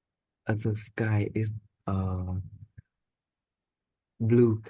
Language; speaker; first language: English; non-native, learner; Vietnamese